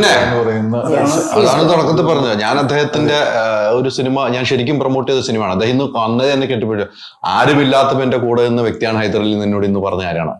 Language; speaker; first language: Malayalam; native; Malayalam